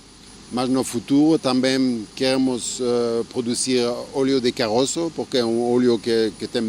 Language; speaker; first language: Portuguese; non-native, fluent; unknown